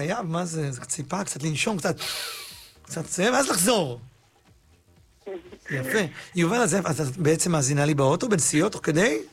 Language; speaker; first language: Hebrew; native; Hebrew